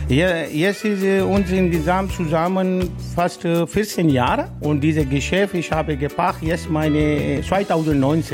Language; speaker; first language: German; non-native, learner; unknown